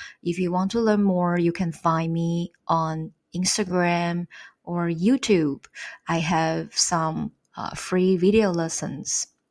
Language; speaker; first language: English; non-native, fluent; Chinese